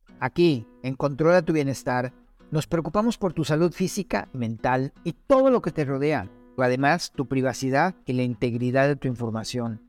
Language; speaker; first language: Spanish; native; Spanish